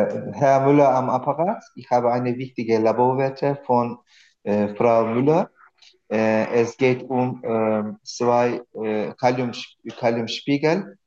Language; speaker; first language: German; non-native, learner; Turkish